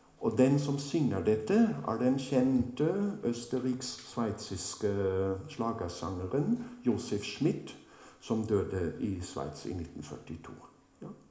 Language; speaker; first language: Norwegian; non-native, fluent; German